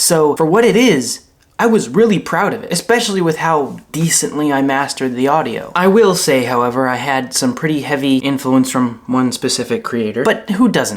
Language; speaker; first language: English; native; English